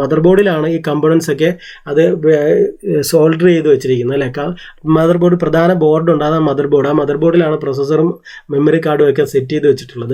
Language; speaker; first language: Malayalam; native; Malayalam